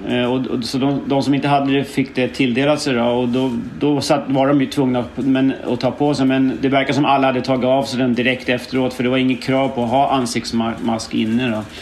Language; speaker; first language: Swedish; native; Swedish